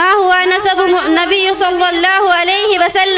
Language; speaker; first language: Arabic; non-native, learner; Urdu